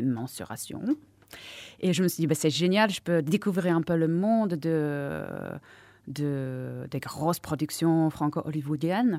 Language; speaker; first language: French; non-native, fluent; Czech